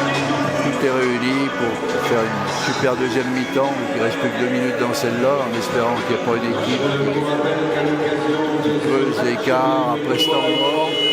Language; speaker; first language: French; native; French